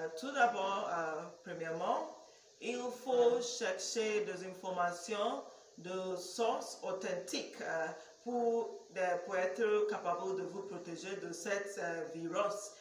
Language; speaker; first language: French; non-native, learner; English